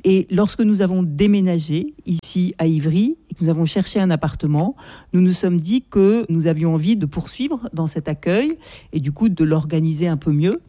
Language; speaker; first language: French; native; French